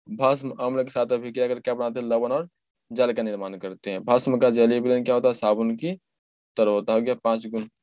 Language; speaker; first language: Hindi; native; Hindi